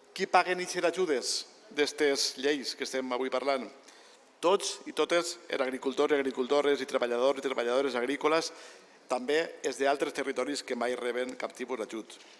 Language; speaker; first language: Catalan; native; Catalan